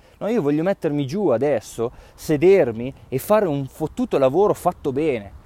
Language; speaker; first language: Italian; native; Italian